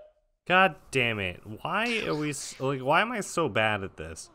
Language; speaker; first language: English; native; English